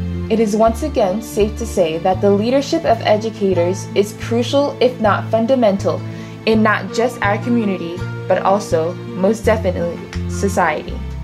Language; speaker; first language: English; early bilingual, other home language; Haitian Creole